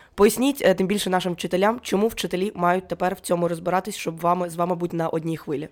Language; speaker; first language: Ukrainian; native; Ukrainian